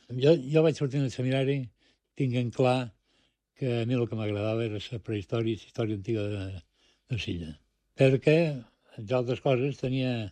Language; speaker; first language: Catalan; non-native, local second language; Spanish